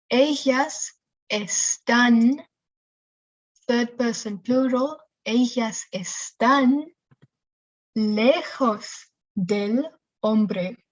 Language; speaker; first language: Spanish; non-native, fluent; English